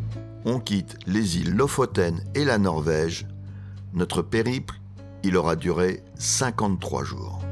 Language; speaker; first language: French; native; French